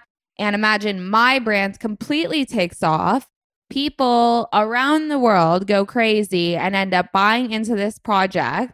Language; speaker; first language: English; native; English